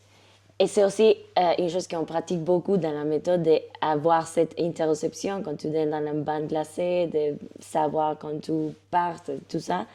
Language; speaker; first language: French; non-native, fluent; Spanish